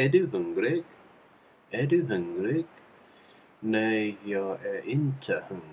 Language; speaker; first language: Swedish; non-native, learner; English